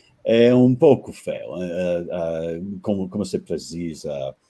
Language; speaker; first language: Portuguese; non-native, fluent; English